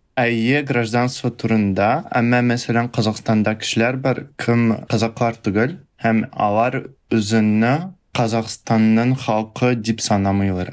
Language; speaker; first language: Tatar; early bilingual, heritage; Russian